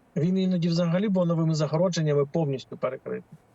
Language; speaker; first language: Ukrainian; native; Ukrainian